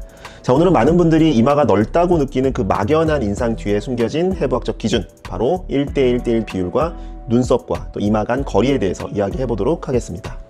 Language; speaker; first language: Korean; native; Korean